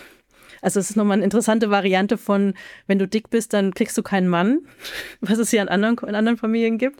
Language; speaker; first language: German; native; German